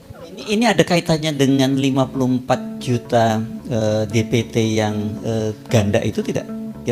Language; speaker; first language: Indonesian; native; Indonesian